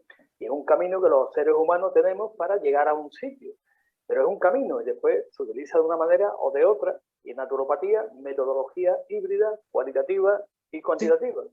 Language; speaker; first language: Spanish; native; Spanish